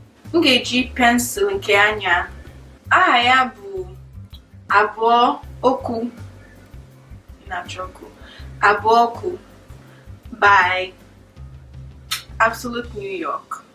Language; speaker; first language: Igbo; early bilingual, heritage; English